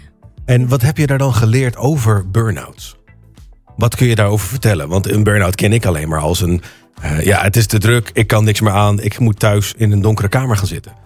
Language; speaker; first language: Dutch; native; Dutch